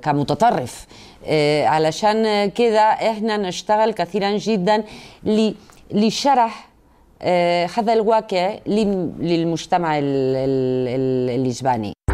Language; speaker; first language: Arabic; non-native, fluent; Spanish